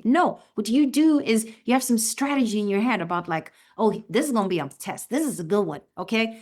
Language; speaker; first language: English; native; English